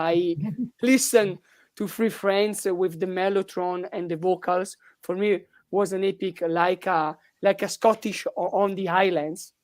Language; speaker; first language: English; non-native, learner; Italian